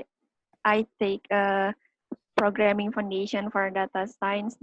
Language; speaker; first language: English; non-native, learner; Indonesian